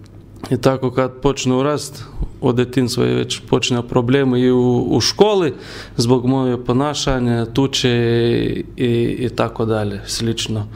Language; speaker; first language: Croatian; non-native, learner; Lithuanian